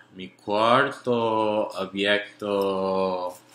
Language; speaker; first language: Spanish; non-native, learner; English